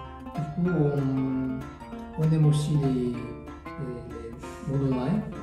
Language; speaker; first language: French; non-native, fluent; Korean